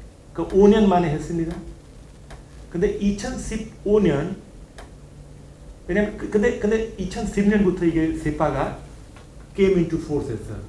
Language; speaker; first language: Korean; non-native, learner; Hindi